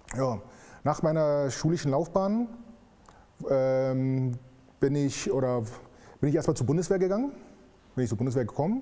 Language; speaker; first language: German; early bilingual, other home language; Arabic